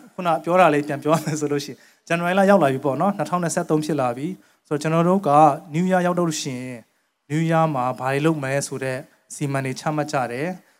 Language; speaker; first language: Burmese; non-native, local second language; Tedim Chin